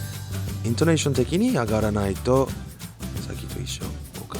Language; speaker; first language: Japanese; non-native, fluent; English